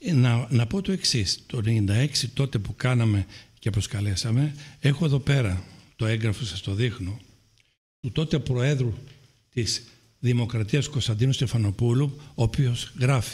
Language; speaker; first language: Greek; native; Greek